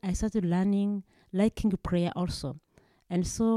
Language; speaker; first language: English; non-native, local second language; Kinyarwanda